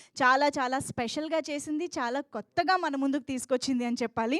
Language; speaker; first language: Telugu; native; Telugu